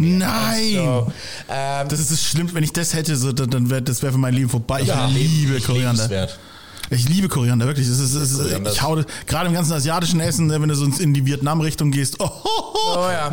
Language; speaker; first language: German; native; German